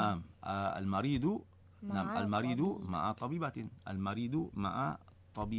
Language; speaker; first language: Arabic; non-native, fluent; Malay